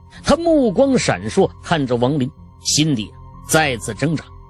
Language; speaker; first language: Chinese; native; Chinese